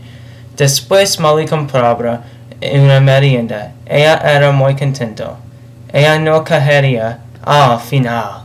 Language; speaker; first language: Spanish; non-native, learner; English